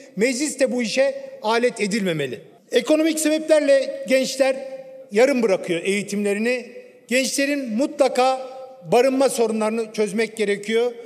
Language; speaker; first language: Turkish; native; Turkish